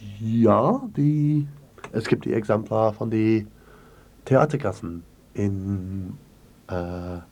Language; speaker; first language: German; non-native, learner; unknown